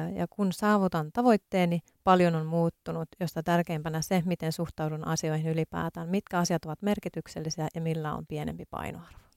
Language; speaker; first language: Finnish; native; Finnish